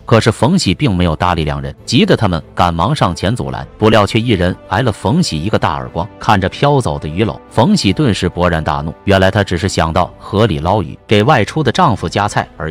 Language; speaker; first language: Chinese; native; Chinese